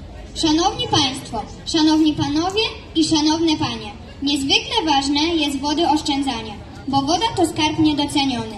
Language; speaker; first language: Polish; native; Polish